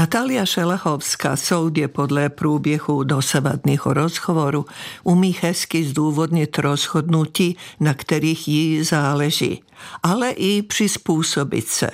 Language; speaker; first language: Czech; native; Czech